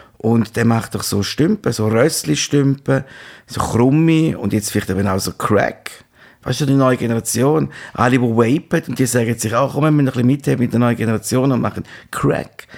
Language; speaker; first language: German; native; German